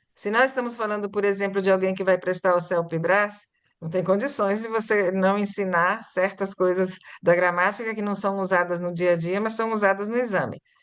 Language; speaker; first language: Portuguese; native; Portuguese